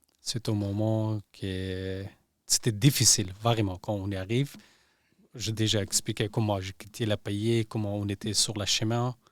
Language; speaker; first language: French; non-native, learner; Persian